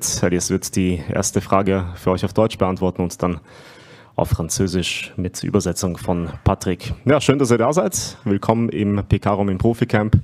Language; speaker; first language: German; native; German